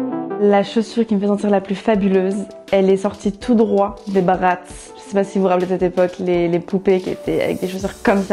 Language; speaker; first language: French; native; French